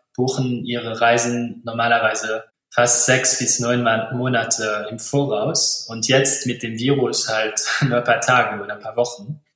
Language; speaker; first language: German; non-native, local second language; Luxembourgish